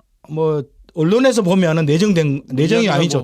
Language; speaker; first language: Korean; native; Korean